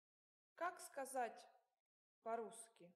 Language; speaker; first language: Russian; non-native, learner; English